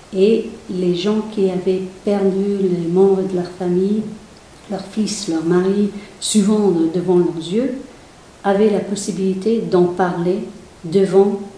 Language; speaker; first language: French; non-native, fluent; English